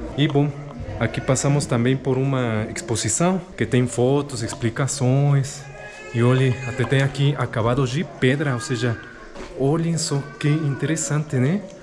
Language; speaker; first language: Portuguese; non-native, fluent; Spanish